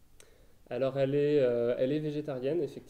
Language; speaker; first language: French; native; French